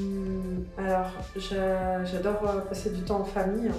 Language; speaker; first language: French; early bilingual, other home language; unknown